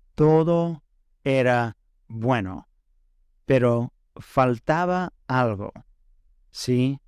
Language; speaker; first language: Spanish; non-native, fluent; English